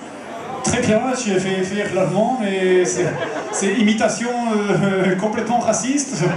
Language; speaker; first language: French; native; French